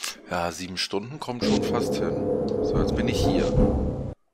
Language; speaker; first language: German; native; German